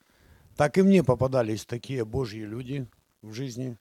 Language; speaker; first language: Czech; non-native, learner; Russian